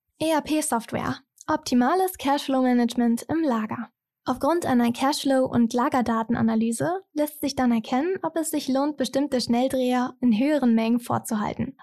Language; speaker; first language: German; native; German